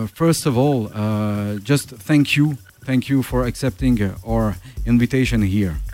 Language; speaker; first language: English; non-native, learner; French